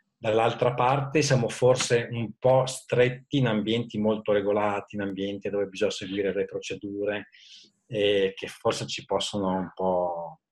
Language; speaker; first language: Italian; native; Italian